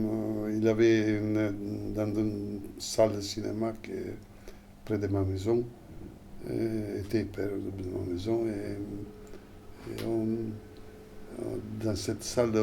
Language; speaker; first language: French; non-native, fluent; Italian